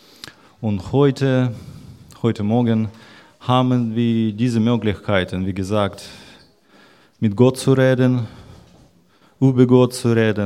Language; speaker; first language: German; non-native, learner; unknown